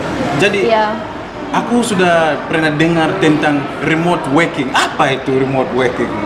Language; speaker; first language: Indonesian; non-native, fluent; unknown